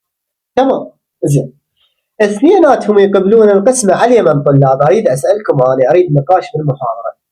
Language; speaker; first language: Arabic; native; Arabic